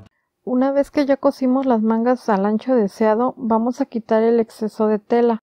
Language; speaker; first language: Spanish; native; Spanish